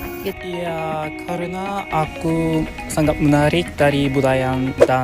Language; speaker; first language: Indonesian; non-native, learner; Japanese